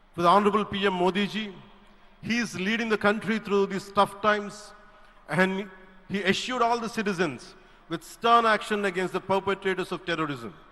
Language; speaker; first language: English; non-native, local second language; Telugu